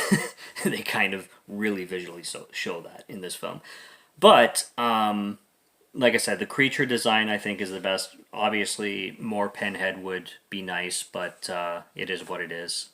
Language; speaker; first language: English; native; English